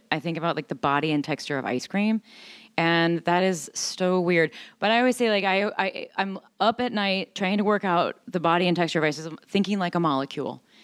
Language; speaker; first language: English; native; English